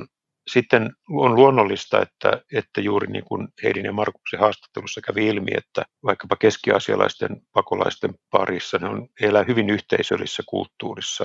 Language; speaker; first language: Finnish; native; Finnish